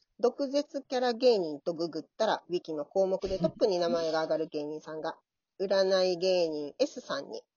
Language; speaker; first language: Japanese; native; Japanese